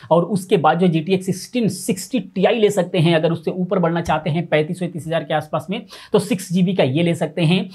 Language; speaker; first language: Hindi; native; Hindi